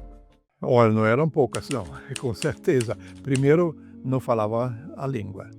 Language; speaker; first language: Portuguese; non-native, fluent; German